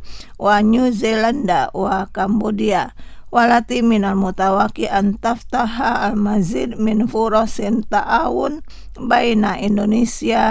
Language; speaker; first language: Arabic; non-native, fluent; Indonesian